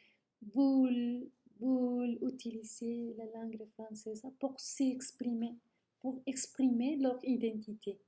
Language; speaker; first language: French; non-native, learner; Spanish